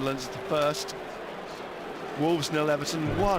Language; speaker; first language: English; native; English